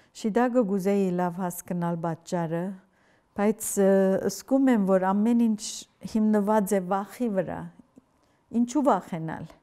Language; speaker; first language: Armenian; early bilingual, heritage; Armenian